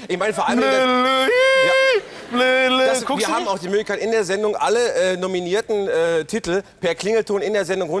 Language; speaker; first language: German; native; German